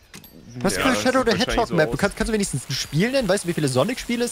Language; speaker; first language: German; native; German